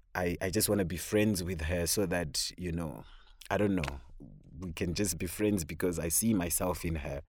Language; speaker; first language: English; non-native, local second language; Shona